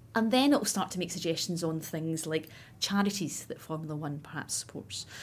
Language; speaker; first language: English; native; English